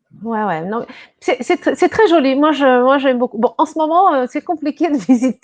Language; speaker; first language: French; non-native, fluent; Portuguese